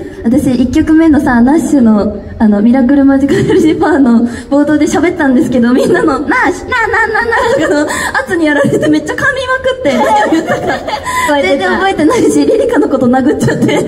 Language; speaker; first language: Japanese; native; Japanese